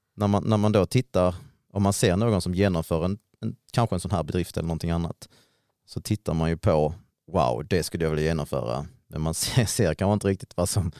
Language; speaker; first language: Swedish; native; Swedish